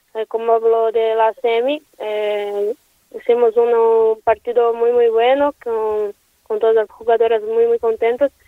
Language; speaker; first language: Spanish; non-native, learner; Portuguese